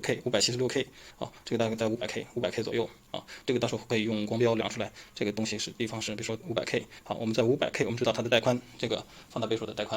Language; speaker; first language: Chinese; native; Chinese